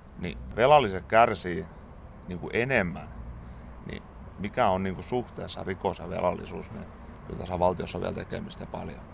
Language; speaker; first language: Finnish; native; Finnish